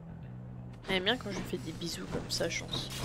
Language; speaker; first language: French; native; French